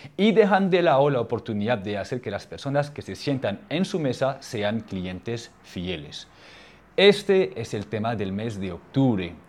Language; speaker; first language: Spanish; non-native, fluent; French